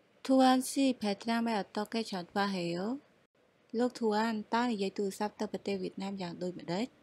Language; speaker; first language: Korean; non-native, fluent; Khmer